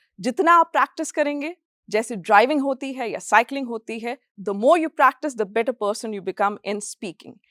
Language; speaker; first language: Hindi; non-native, fluent; English